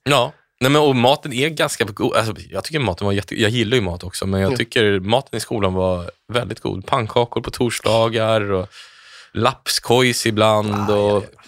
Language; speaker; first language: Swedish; native; Swedish